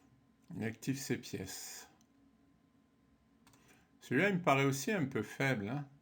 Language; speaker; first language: French; native; French